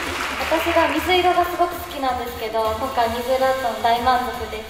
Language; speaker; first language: Japanese; non-native, learner; Korean